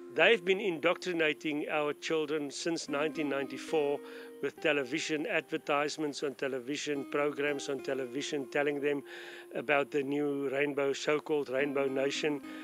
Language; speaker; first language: English; non-native, fluent; Afrikaans